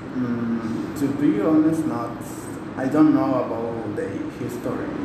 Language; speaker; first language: English; non-native, learner; Spanish